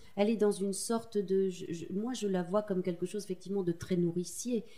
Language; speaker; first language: French; native; French